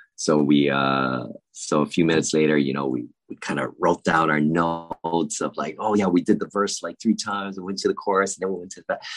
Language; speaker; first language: English; native; English